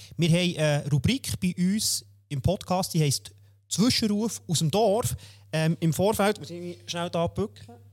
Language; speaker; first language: German; native; German